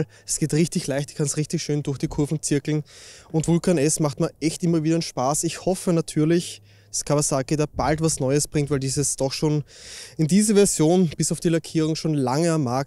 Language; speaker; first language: German; native; German